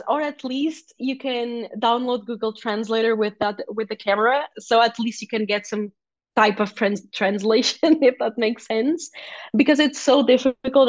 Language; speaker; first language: English; non-native, fluent; Portuguese